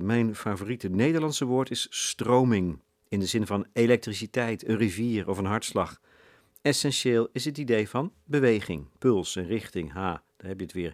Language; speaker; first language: Dutch; native; Dutch